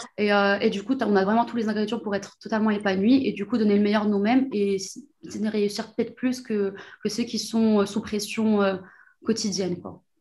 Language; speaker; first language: French; non-native, local second language; Arabic